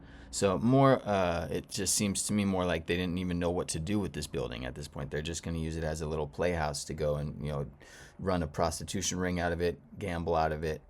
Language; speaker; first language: English; native; English